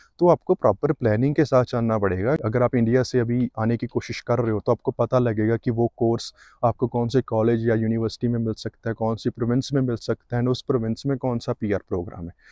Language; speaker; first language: Hindi; non-native, local second language; Punjabi